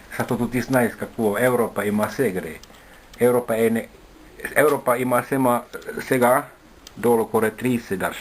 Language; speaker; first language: Bulgarian; non-native, learner; Finnish